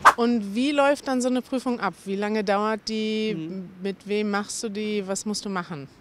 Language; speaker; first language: German; native; German